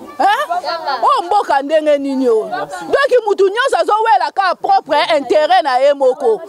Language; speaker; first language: Lingala; native; Lingala